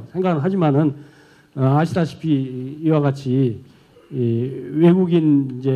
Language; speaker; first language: Korean; native; Korean